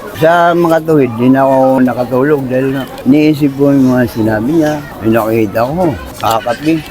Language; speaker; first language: Filipino; non-native, local second language; Waray